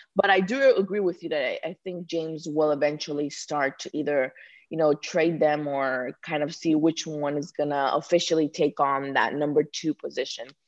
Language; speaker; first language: English; early bilingual, other home language; Spanish